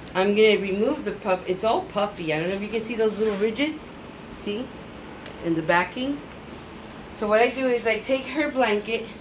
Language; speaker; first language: English; early bilingual, other home language; Spanish